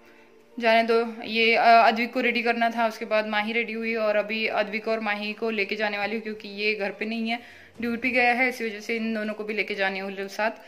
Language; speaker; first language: Hindi; native; Hindi